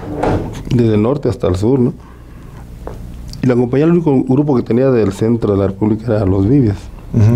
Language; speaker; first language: Spanish; native; Spanish